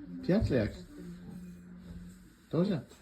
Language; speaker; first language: Russian; non-native, learner; English